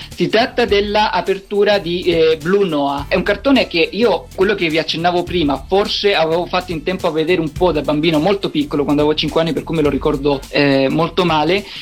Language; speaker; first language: Italian; native; Italian